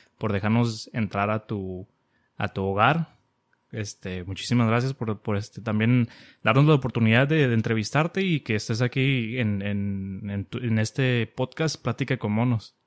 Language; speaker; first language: Spanish; native; Spanish